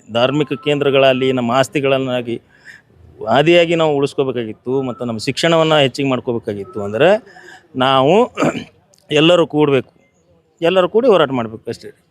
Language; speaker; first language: Kannada; native; Kannada